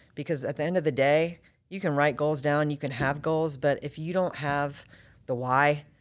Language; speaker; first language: English; native; English